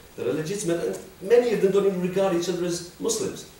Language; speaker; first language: English; native; English